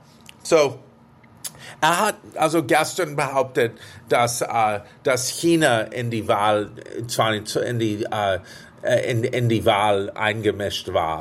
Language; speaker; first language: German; non-native, fluent; English